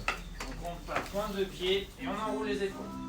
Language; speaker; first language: French; native; French